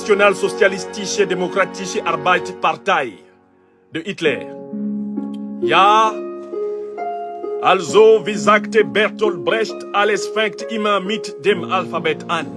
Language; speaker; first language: German; non-native, learner; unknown